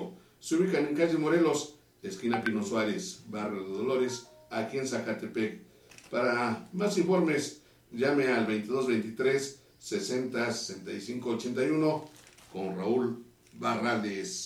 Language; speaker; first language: Spanish; native; Spanish